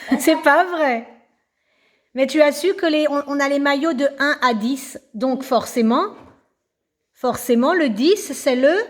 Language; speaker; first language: French; native; French